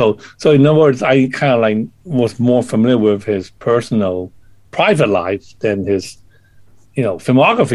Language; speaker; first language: English; non-native, local second language; Cantonese